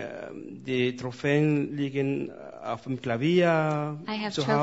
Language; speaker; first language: German; non-native, fluent; Spanish